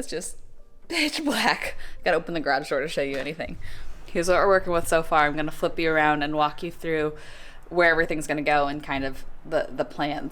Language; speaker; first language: English; native; English